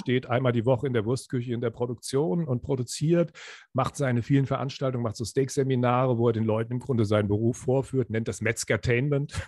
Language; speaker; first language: German; native; German